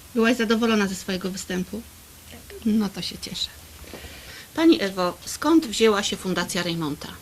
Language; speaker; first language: Polish; native; Polish